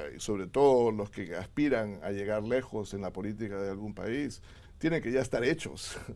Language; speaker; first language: Spanish; native; Spanish